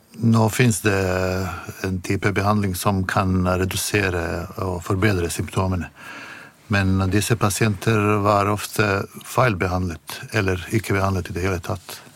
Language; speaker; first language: Norwegian; non-native, fluent; Bosnian